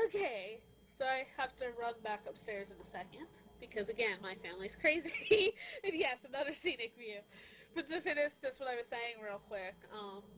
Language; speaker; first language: English; native; English